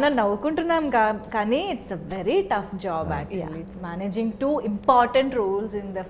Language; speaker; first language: Telugu; native; Telugu